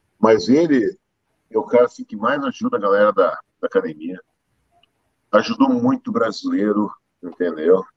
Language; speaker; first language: Portuguese; native; Portuguese